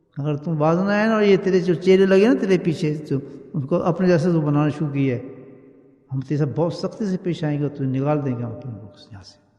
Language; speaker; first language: Urdu; early bilingual, heritage; Urdu